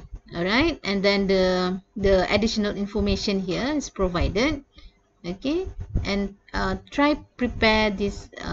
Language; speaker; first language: English; non-native, local second language; Malay